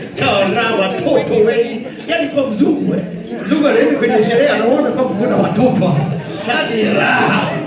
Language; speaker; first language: Swahili; non-native, fluent; English